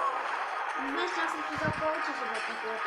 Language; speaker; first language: Bulgarian; native; Bulgarian